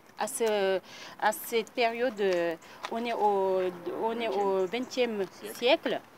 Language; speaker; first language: French; non-native, local second language; Wolof